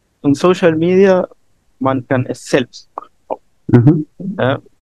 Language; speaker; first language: German; non-native, learner; Spanish